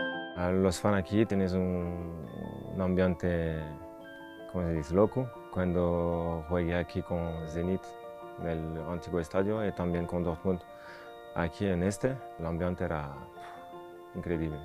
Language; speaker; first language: Spanish; non-native, learner; French